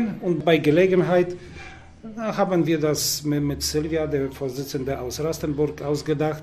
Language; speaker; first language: German; non-native, learner; Polish